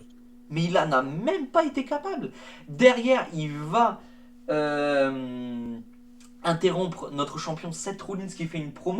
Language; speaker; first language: French; native; French